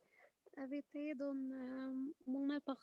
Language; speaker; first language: French; non-native, learner; Arabic